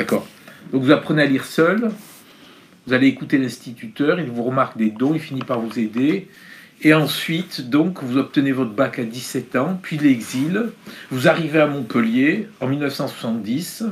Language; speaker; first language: French; native; French